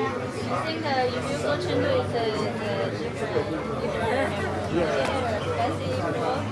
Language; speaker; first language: English; non-native, learner; Chinese